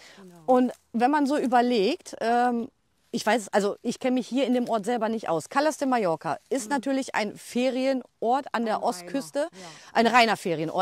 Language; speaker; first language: German; native; German